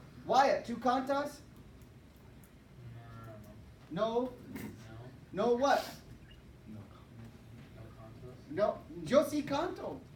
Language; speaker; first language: Spanish; non-native, fluent; English